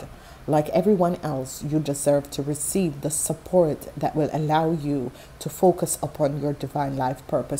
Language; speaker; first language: English; non-native, fluent; Dutch